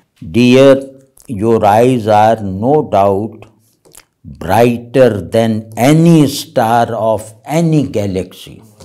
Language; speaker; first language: English; non-native, local second language; Urdu